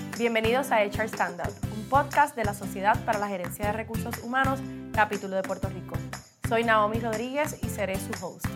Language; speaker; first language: Spanish; native; Spanish